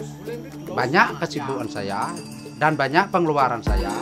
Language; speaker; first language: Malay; non-native, local second language; Balinese